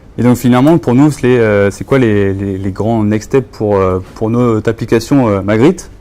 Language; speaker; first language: French; native; French